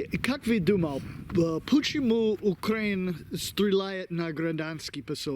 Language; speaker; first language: Russian; non-native, learner; English